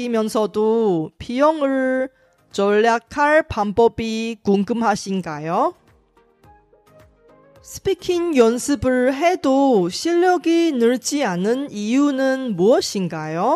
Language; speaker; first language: Korean; non-native, fluent; Chinese